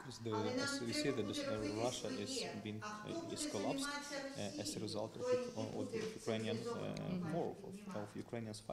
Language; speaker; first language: Ukrainian; native; Ukrainian